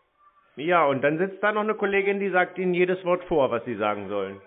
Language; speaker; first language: German; native; German